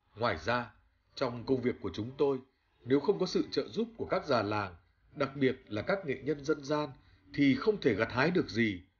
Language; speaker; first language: Vietnamese; native; Vietnamese